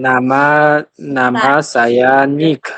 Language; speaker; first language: Indonesian; non-native, learner; Chinese